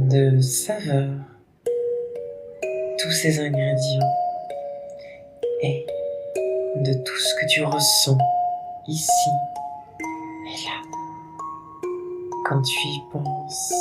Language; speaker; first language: French; native; French